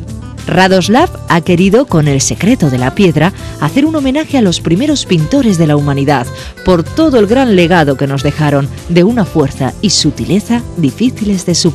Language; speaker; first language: Spanish; native; Spanish